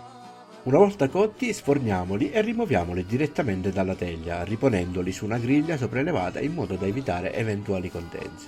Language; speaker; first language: Italian; native; Italian